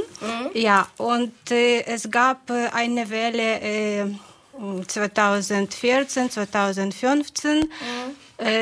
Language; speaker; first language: German; non-native, fluent; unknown